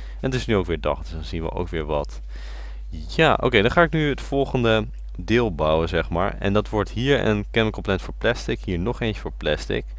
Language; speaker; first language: Dutch; native; Dutch